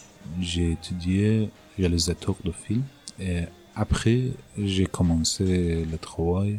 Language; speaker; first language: French; non-native, learner; Persian